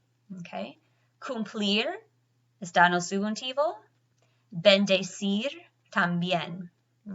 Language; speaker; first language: Spanish; non-native, fluent; English